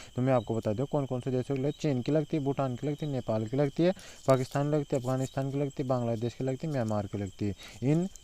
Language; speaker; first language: Hindi; native; Hindi